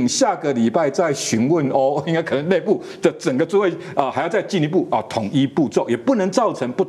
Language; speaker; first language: Chinese; native; Chinese